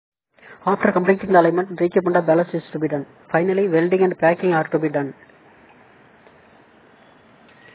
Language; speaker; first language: English; non-native, local second language; Tamil